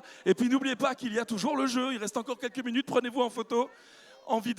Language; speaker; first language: French; native; French